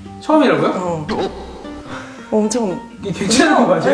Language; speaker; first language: Korean; native; Korean